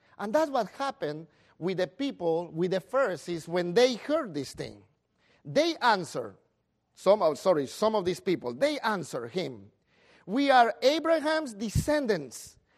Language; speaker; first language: English; non-native, fluent; Spanish